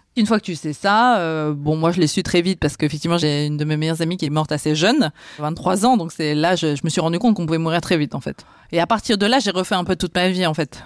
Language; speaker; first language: French; native; French